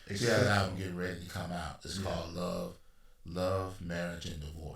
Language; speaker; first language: English; native; English